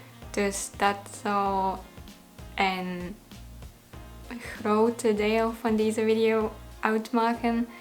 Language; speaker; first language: Dutch; non-native, learner; German